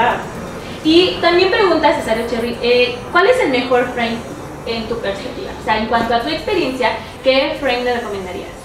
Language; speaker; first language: Spanish; native; Spanish